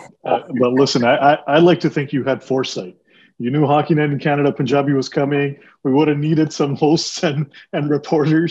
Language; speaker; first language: English; early bilingual, other home language; Punjabi